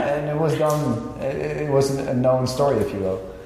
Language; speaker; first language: English; non-native, fluent; Dutch